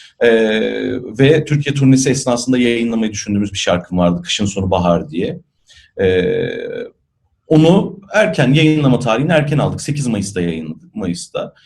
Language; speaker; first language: Turkish; native; Turkish